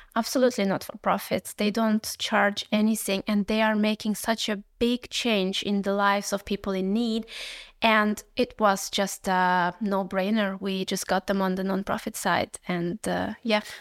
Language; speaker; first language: English; non-native, fluent; Uzbek